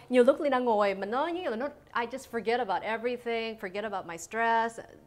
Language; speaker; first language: Vietnamese; early bilingual, heritage; Vietnamese